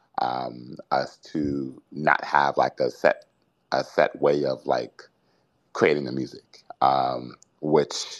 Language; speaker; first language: English; native; English